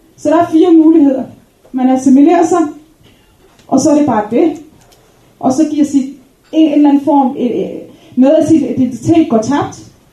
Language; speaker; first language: Danish; early bilingual, other home language; Arabic